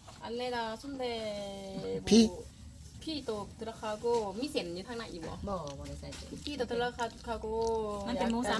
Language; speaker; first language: Korean; non-native, learner; Lao